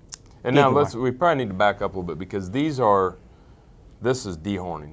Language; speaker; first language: English; native; English